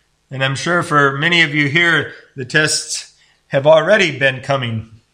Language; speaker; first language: English; native; English